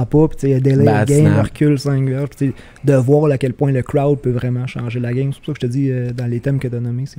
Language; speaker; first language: French; native; French